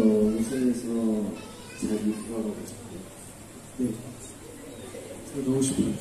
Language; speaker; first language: Korean; non-native, learner; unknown